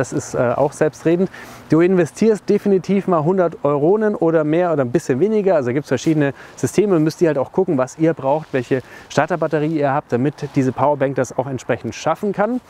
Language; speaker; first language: German; native; German